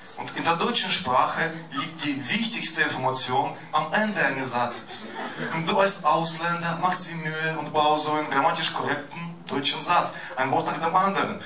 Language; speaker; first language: German; non-native, fluent; Russian